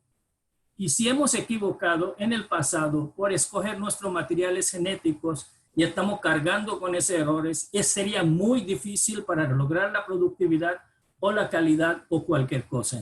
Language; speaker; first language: Spanish; non-native, fluent; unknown